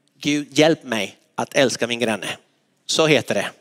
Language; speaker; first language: Swedish; non-native, fluent; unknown